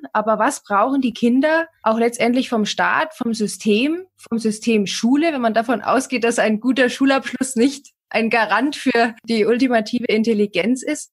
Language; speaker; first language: German; native; German